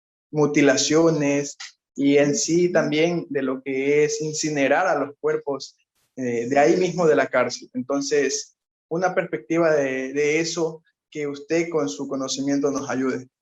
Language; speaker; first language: Spanish; native; Spanish